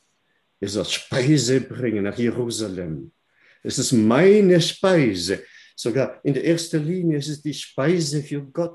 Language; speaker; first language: German; non-native, fluent; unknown